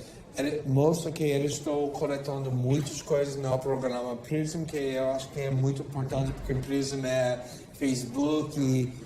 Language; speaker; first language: Portuguese; non-native, fluent; English